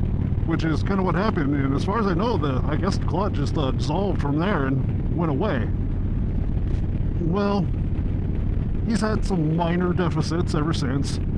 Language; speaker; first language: English; native; English